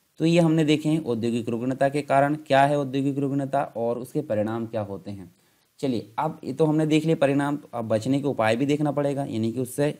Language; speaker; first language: Hindi; native; Hindi